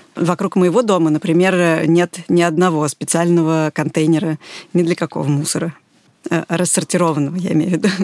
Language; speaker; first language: Russian; native; Russian